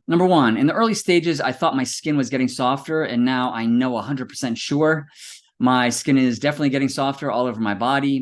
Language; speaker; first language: English; native; English